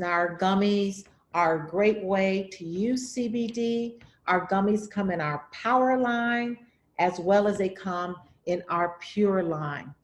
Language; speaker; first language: English; native; English